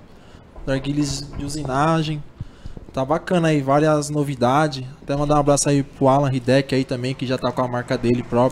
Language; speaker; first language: Portuguese; native; Portuguese